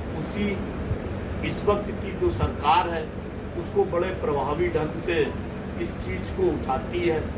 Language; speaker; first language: Hindi; native; Hindi